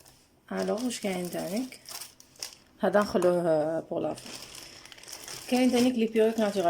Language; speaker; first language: Arabic; native; Arabic